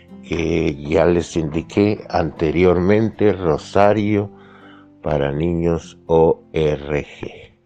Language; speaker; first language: Spanish; native; Spanish